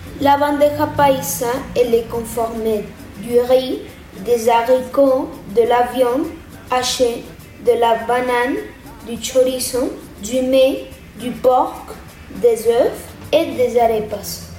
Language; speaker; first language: French; non-native, learner; Spanish